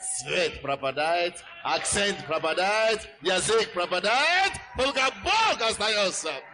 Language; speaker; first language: Russian; non-native, fluent; Yoruba